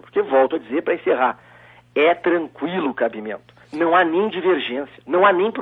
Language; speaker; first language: Portuguese; native; Portuguese